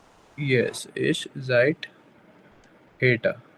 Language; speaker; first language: German; non-native, fluent; Hindi